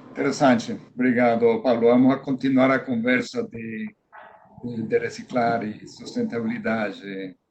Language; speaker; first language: Portuguese; non-native, fluent; Spanish